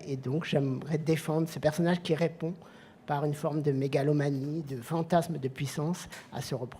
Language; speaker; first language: French; native; French